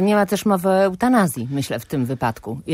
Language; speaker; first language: Polish; native; Polish